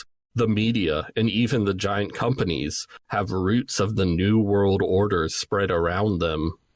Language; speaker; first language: English; native; English